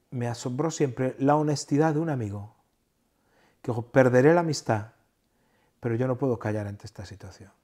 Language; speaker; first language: Spanish; native; Spanish